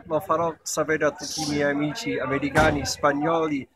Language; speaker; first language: Italian; non-native, fluent; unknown